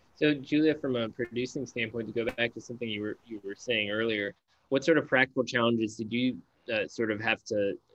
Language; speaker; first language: English; native; English